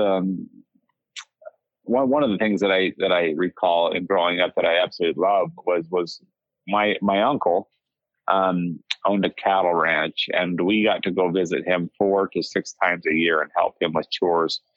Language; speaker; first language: English; native; English